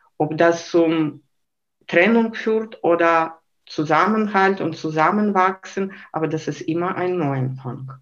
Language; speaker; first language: German; non-native, fluent; Lithuanian